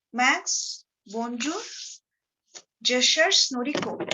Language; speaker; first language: French; non-native, fluent; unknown